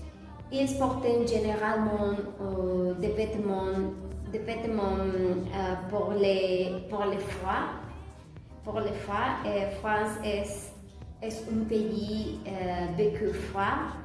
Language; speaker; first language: French; non-native, learner; Spanish